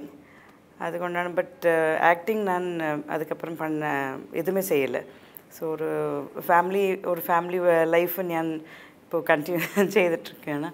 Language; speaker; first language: Malayalam; non-native, local second language; Tamil